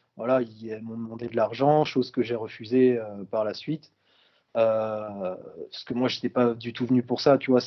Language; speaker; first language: French; native; French